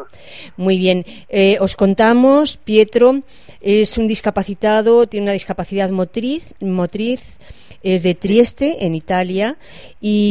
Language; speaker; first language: Spanish; native; Spanish